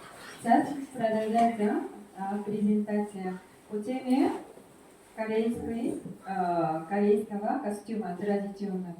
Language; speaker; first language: Russian; non-native, fluent; Korean